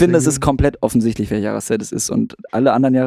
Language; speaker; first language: German; native; German